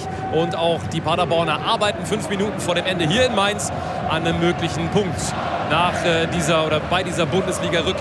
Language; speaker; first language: German; native; German